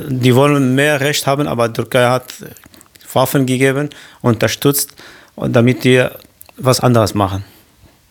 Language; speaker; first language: German; non-native, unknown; Kurdish